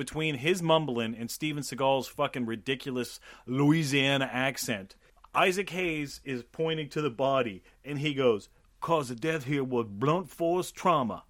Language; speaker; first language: English; native; English